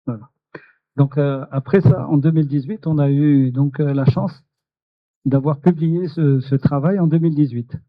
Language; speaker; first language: French; non-native, local second language; Arabic